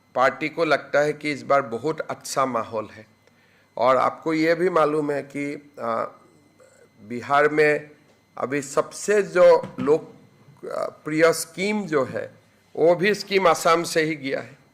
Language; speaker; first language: Hindi; non-native, local second language; Assamese